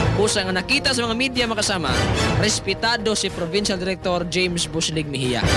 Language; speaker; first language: Cebuano; native; Cebuano